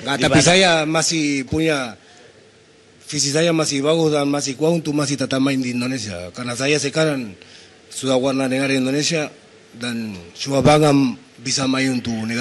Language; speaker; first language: Indonesian; non-native, fluent; Spanish